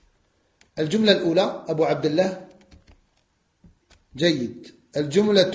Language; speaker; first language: Arabic; non-native, fluent; French